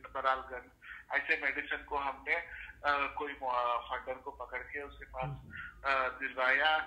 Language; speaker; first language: Hindi; non-native, local second language; Urdu